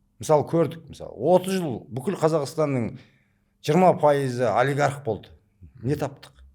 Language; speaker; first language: Kazakh; early bilingual, heritage; Kazakh